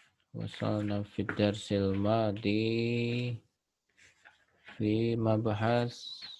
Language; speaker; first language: Arabic; non-native, fluent; Indonesian